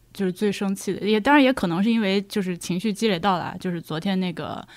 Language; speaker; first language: Chinese; native; Chinese